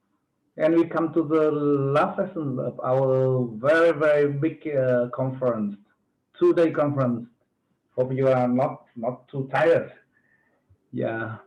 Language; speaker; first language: English; non-native, fluent; Vietnamese